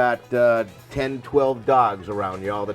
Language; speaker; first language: English; native; English